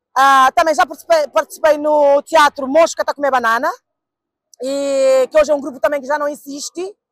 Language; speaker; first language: Portuguese; non-native, local second language; Kabuverdianu